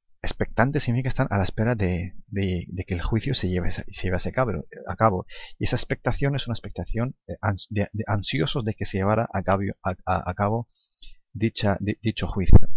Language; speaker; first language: Spanish; non-native, fluent; Arabic